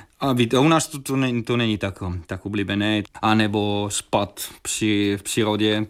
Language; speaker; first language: Czech; non-native, fluent; Italian